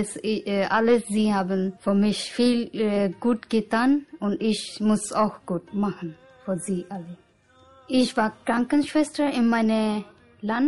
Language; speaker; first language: German; non-native, learner; Punjabi